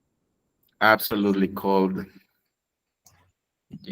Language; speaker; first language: English; non-native, learner; Spanish